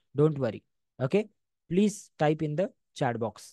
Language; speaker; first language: Hindi; non-native, local second language; Marathi